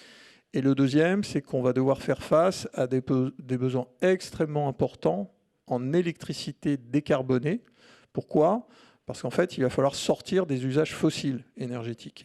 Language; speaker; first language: French; native; French